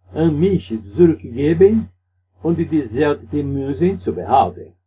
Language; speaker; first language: German; non-native, learner; Portuguese